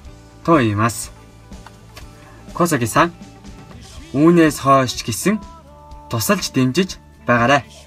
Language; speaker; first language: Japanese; non-native, fluent; Mongolian